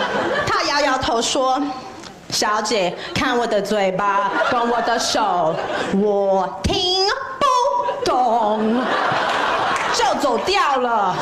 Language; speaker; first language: Chinese; non-native, fluent; English